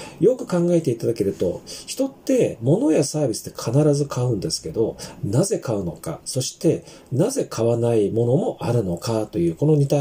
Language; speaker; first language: Japanese; native; Japanese